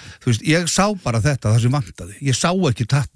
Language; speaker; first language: Icelandic; native; Icelandic